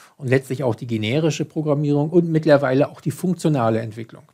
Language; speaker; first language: German; native; German